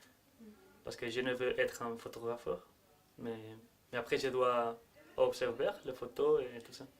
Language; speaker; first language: French; non-native, learner; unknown